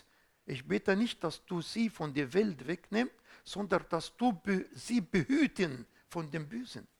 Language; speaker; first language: German; non-native, fluent; Arabic